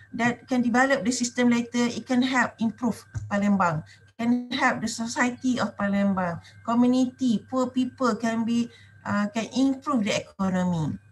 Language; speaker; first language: English; non-native, local second language; Malay